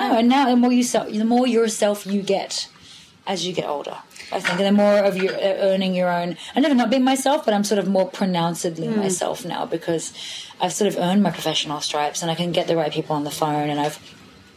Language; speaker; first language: English; native; English